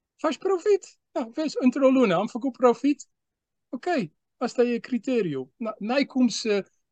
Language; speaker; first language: Romanian; non-native, fluent; Dutch